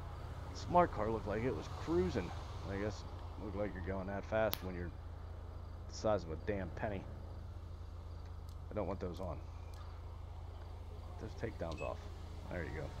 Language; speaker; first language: English; native; English